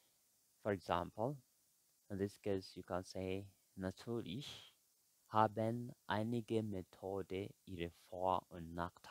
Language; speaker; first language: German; non-native, fluent; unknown